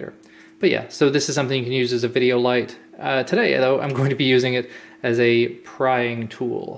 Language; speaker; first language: English; native; English